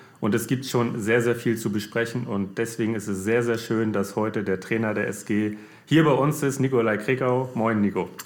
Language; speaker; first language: German; native; German